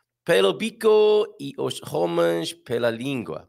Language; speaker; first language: Portuguese; non-native, learner; English